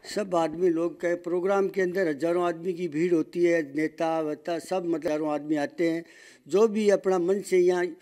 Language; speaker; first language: Hindi; native; Hindi